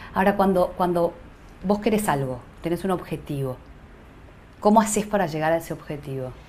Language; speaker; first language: Spanish; native; Spanish